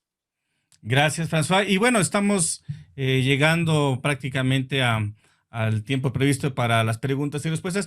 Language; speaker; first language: Spanish; native; Spanish